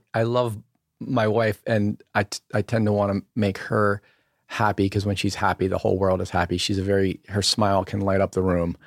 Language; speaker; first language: English; native; English